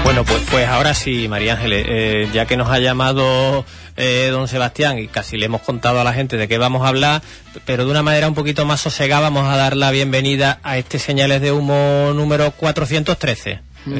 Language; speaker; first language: Spanish; native; Spanish